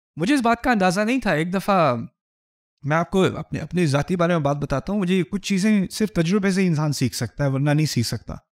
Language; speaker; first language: Urdu; native; Urdu